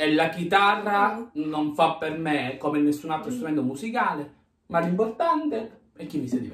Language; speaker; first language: Italian; native; Italian